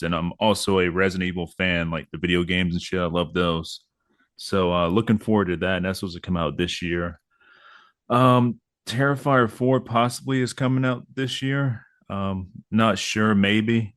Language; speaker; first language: English; native; English